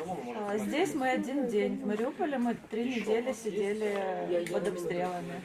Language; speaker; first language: Russian; native; Russian